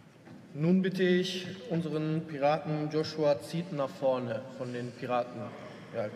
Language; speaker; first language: German; native; German